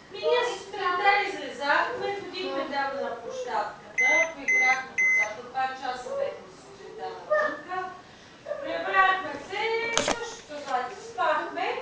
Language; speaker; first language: Bulgarian; native; Bulgarian